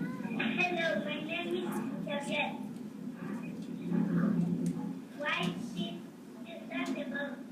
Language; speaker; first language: English; non-native, learner; Spanish